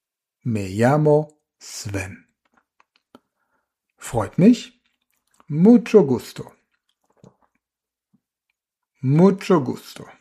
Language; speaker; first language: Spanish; non-native, fluent; German